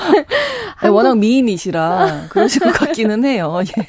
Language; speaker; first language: Korean; native; Korean